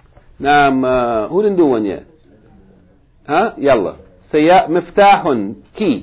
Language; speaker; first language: Arabic; non-native, fluent; English